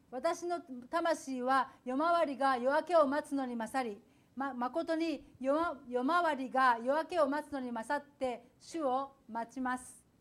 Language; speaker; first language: Japanese; native; Japanese